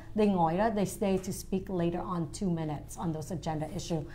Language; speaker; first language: English; early bilingual, other home language; Vietnamese